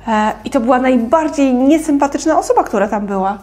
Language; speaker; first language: Polish; native; Polish